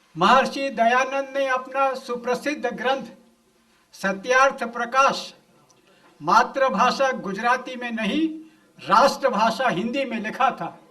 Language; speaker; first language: Hindi; non-native, local second language; Gujarati